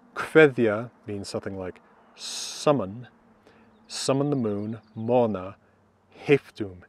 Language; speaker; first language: English; native; English